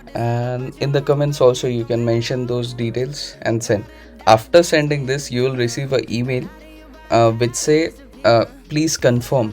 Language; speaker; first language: English; non-native, local second language; Hindi